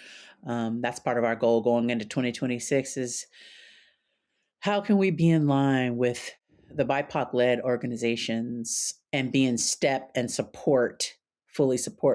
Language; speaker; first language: English; native; English